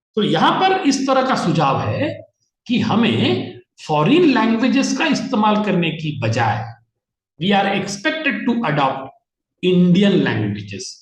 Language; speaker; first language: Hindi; non-native, local second language; Marathi